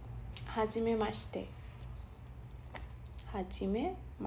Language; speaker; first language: Japanese; non-native, learner; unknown